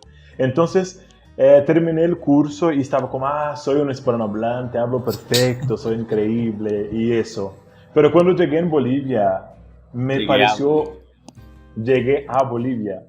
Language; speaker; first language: Spanish; non-native, fluent; Portuguese